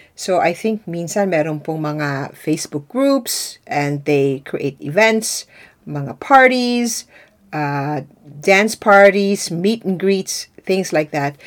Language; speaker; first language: English; non-native, local second language; Filipino